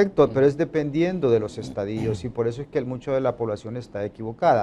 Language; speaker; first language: Spanish; native; Spanish